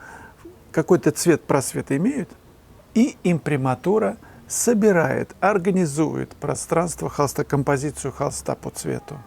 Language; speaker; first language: Russian; native; Russian